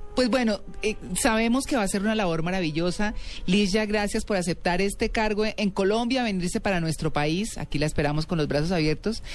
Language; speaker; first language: Spanish; native; Spanish